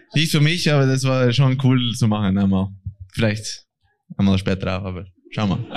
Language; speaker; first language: German; non-native, fluent; Norwegian